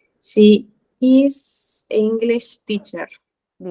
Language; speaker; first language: English; non-native, learner; Spanish